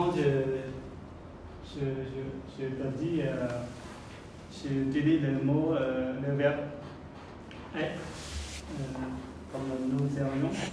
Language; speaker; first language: French; non-native, learner; Khmer